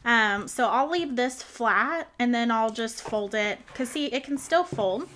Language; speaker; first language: English; native; English